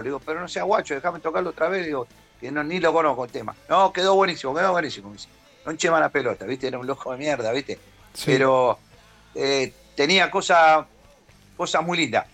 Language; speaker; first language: Spanish; native; Spanish